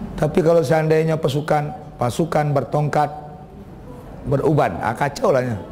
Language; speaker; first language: Malay; non-native, local second language; Minangkabau